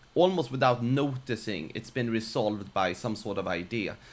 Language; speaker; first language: English; non-native, fluent; Swedish